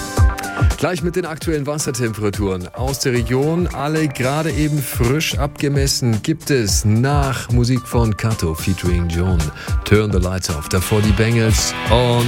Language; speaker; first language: German; native; German